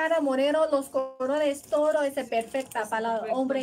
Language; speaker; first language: Spanish; non-native, learner; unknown